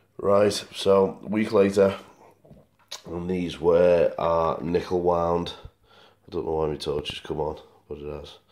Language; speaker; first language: English; native; English